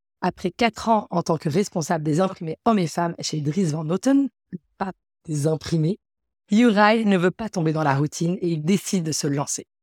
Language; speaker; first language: French; native; French